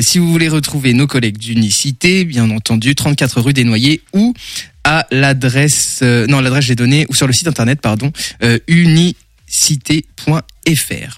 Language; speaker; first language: French; native; French